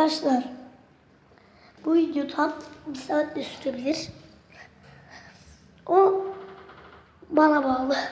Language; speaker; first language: Turkish; native; Turkish